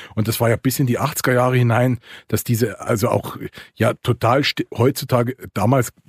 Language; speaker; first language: German; native; German